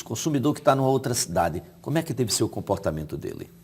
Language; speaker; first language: Portuguese; native; Portuguese